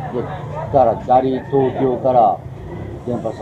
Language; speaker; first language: Japanese; native; Japanese